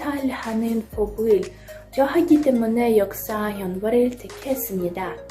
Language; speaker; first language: Korean; non-native, learner; Russian